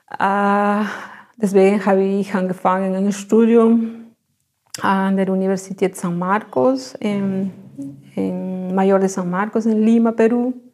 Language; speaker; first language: German; non-native, fluent; Spanish